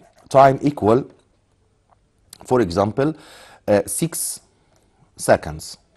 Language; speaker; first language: English; non-native, fluent; Arabic